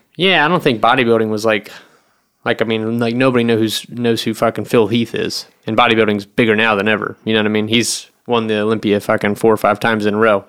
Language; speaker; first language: English; native; English